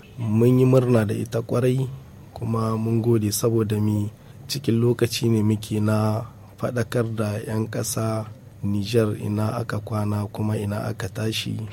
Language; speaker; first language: Hausa; native; Hausa